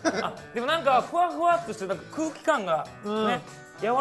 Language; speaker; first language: Japanese; native; Japanese